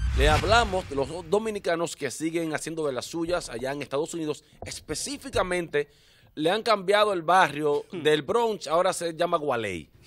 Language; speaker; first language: Spanish; native; Spanish